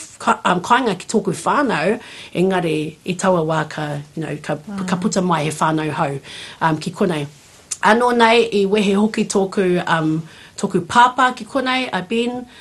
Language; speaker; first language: Māori; non-native, local second language; English